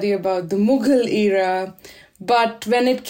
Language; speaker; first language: English; non-native, local second language; Hindi